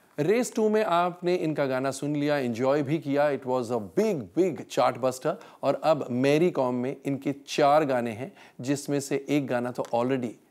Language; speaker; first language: Hindi; native; Hindi